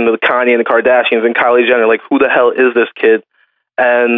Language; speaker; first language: English; native; English